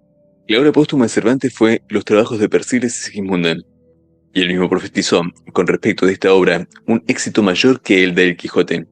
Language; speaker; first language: Spanish; native; Spanish